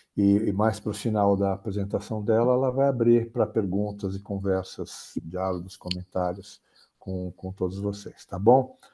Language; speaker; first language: Portuguese; native; Portuguese